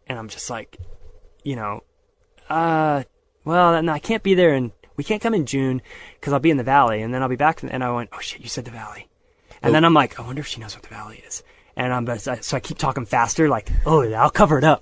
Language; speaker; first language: English; native; English